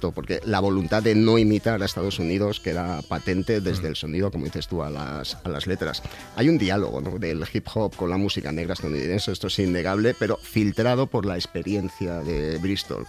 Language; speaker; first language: Spanish; native; Spanish